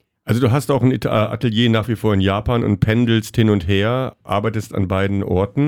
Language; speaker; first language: German; native; German